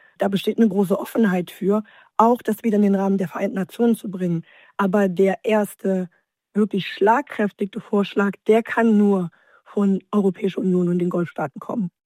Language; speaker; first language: German; native; German